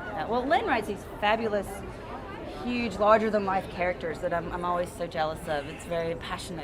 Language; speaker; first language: English; native; English